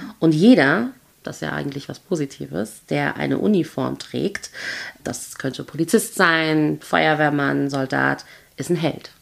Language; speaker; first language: German; native; German